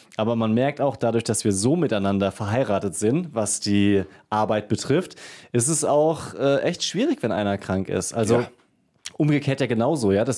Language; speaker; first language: German; native; German